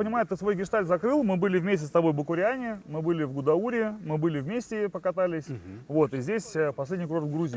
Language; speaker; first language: Russian; native; Russian